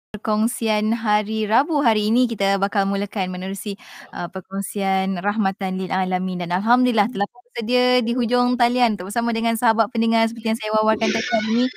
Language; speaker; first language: Malay; native; Malay